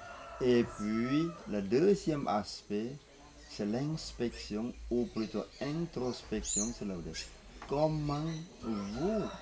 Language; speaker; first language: French; non-native, fluent; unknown